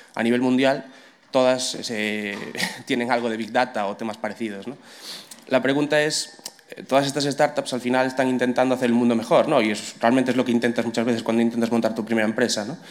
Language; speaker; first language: Spanish; non-native, local second language; Galician